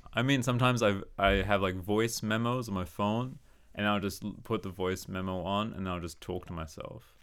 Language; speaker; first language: English; native; English